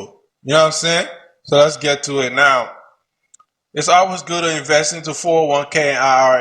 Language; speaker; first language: English; native; English